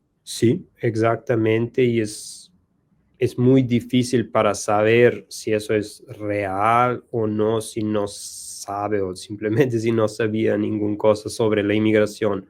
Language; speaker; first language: Spanish; non-native, learner; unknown